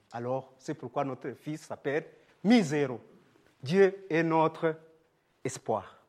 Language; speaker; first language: French; non-native, local second language; Rundi